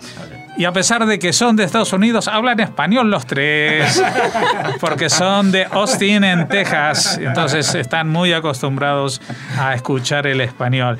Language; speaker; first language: Spanish; native; Spanish